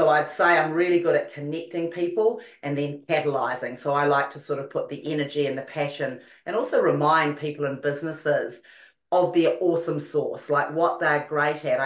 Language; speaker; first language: English; native; English